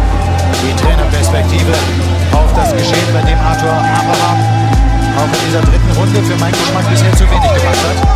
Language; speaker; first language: German; native; German